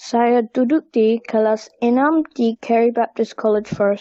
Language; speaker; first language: Indonesian; non-native, learner; English